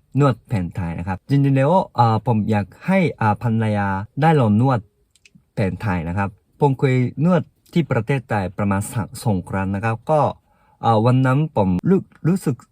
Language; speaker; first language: Thai; non-native, fluent; Japanese